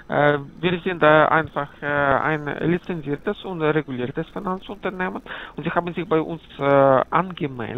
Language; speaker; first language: German; non-native, fluent; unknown